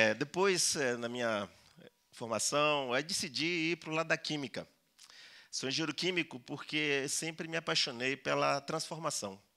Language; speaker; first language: Portuguese; early bilingual, other home language; Spanish